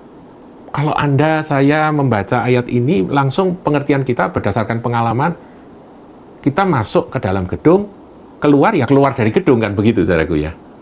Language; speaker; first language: Indonesian; native; Indonesian